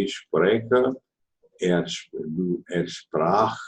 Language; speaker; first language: German; non-native, fluent; Telugu